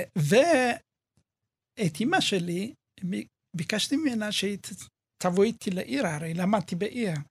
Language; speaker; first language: Hebrew; early bilingual, other home language; Amharic